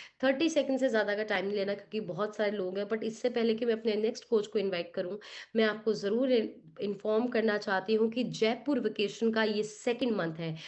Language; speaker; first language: Hindi; non-native, local second language; Punjabi